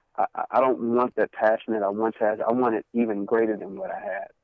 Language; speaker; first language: English; native; English